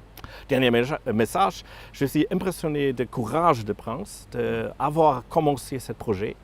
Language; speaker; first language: French; non-native, fluent; German